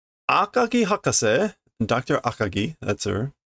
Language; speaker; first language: English; native; English